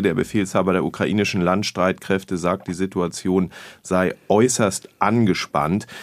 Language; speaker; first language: German; native; German